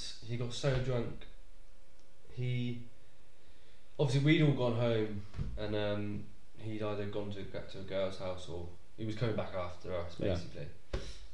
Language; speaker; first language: English; native; English